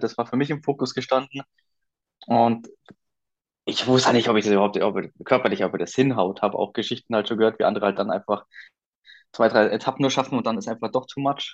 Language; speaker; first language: German; native; German